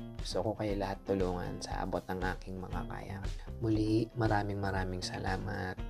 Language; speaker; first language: Filipino; native; Filipino